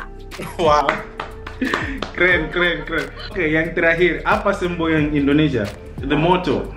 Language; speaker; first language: Indonesian; non-native, fluent; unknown